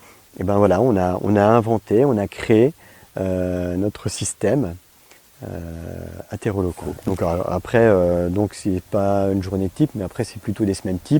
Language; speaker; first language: French; native; French